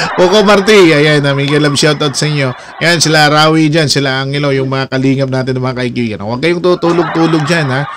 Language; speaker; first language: Filipino; non-native, local second language; Waray